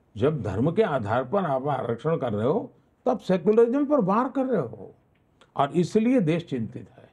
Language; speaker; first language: Hindi; non-native, local second language; Gujarati